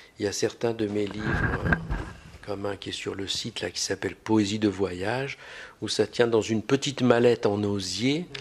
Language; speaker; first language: French; native; French